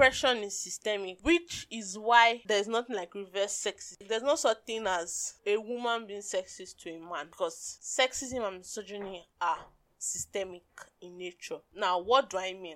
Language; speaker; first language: English; non-native, local second language; Yoruba